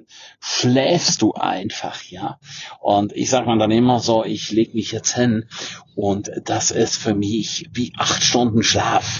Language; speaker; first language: German; native; German